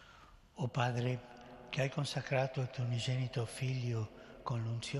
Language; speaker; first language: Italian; non-native, fluent; Spanish